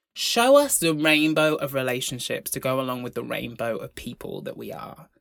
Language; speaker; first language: English; native; English